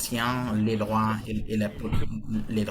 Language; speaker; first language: French; non-native, fluent; Portuguese